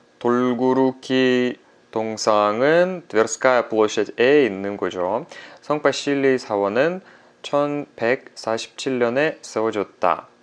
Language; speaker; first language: Korean; non-native, fluent; Russian